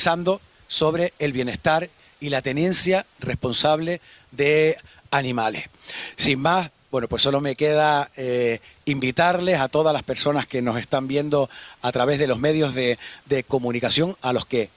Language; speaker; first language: Spanish; native; Spanish